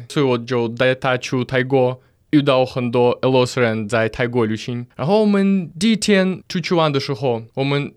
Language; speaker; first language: Chinese; non-native, fluent; Russian